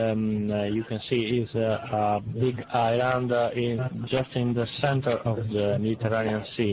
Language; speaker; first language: English; non-native, learner; Italian